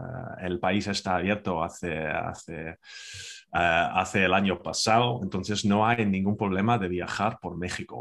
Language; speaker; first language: Spanish; non-native, fluent; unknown